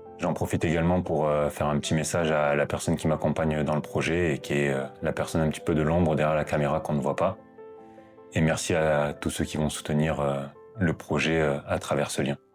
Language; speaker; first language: French; native; French